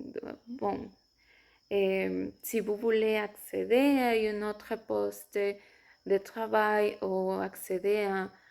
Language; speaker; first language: French; non-native, fluent; Spanish